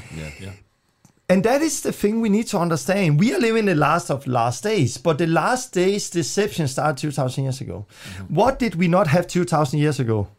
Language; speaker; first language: English; non-native, fluent; Danish